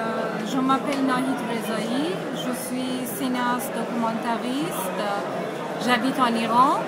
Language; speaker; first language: French; non-native, fluent; Persian